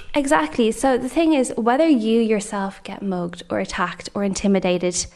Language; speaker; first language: English; native; English